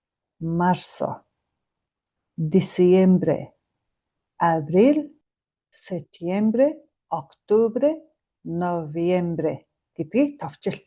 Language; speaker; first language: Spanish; non-native, fluent; Mongolian